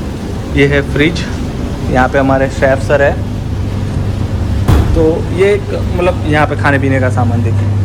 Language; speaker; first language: Hindi; native; Hindi